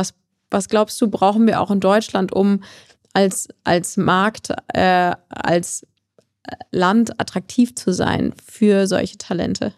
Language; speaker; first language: German; native; German